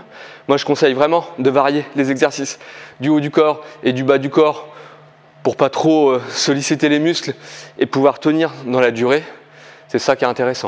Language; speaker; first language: French; native; French